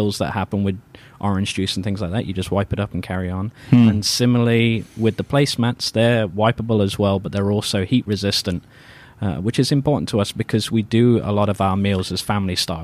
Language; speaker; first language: English; native; English